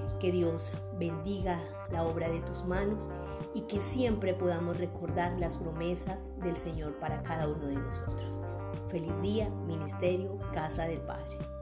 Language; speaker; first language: Spanish; native; Spanish